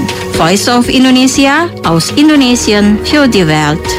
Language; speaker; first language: German; non-native, fluent; Indonesian